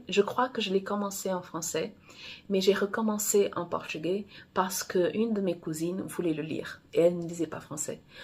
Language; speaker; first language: French; non-native, fluent; Portuguese